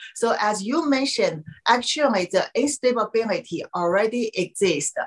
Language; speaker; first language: English; non-native, fluent; Chinese